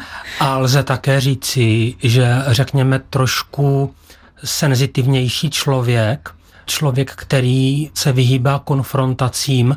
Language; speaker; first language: Czech; native; Czech